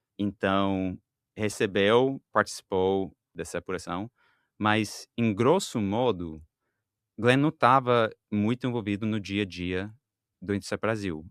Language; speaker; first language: Portuguese; non-native, fluent; English